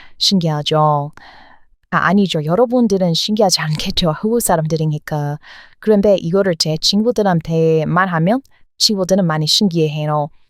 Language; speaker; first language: Korean; non-native, fluent; English